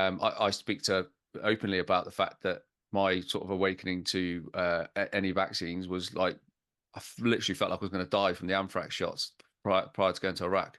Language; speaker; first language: English; native; English